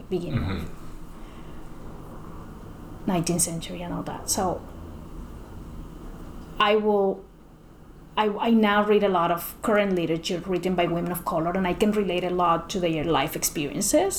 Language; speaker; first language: English; non-native, fluent; Spanish